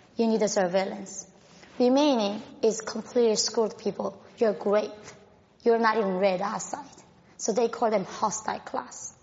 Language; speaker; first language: English; non-native, fluent; Korean